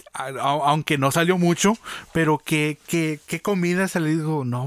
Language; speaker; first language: Spanish; early bilingual, other home language; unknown